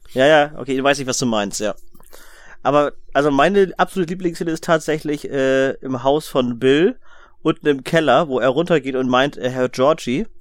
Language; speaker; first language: German; native; German